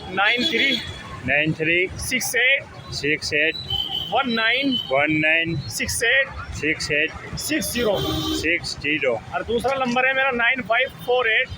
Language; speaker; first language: Hindi; native; Hindi